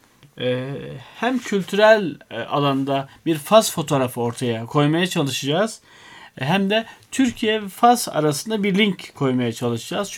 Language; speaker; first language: Turkish; native; Turkish